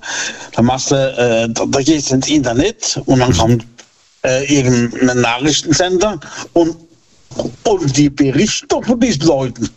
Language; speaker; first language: German; native; German